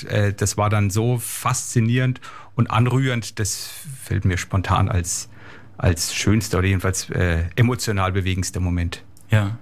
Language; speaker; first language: German; native; German